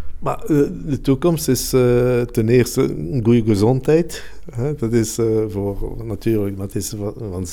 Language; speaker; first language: Dutch; non-native, local second language; Italian